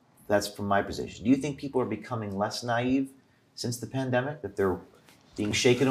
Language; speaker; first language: English; native; English